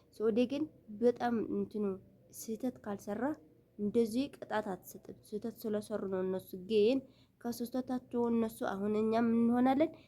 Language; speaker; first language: Amharic; non-native, local second language; Tigrinya